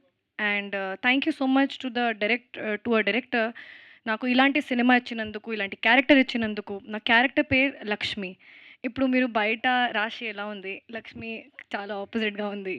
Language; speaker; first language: Telugu; non-native, fluent; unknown